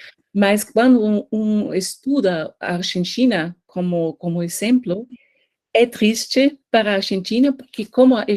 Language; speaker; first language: Portuguese; non-native, fluent; German